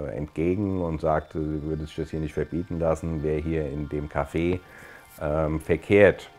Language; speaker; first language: German; native; German